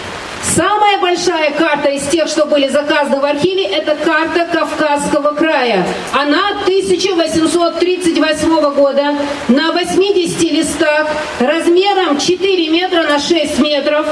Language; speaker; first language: Russian; non-native, local second language; Ingush